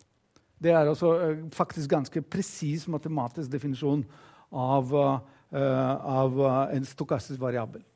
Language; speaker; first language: Norwegian; non-native, fluent; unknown